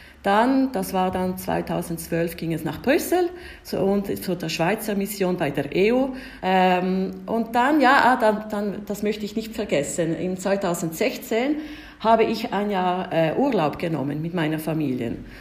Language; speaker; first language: German; early bilingual, heritage; German